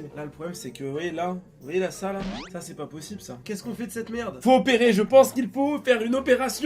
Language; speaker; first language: French; native; French